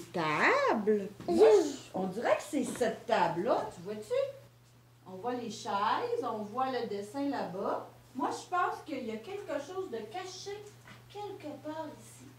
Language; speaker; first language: French; native; French